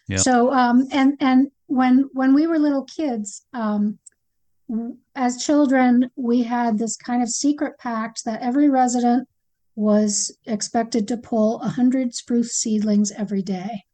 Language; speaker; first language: English; native; English